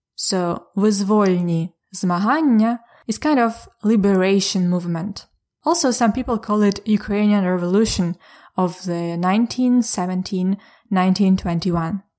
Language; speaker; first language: Ukrainian; native; Ukrainian